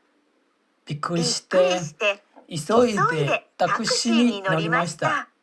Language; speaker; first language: Japanese; non-native, fluent; Burmese